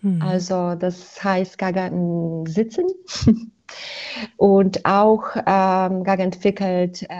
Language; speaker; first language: German; non-native, fluent; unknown